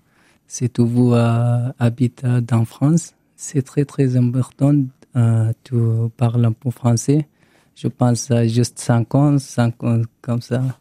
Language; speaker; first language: French; non-native, learner; Arabic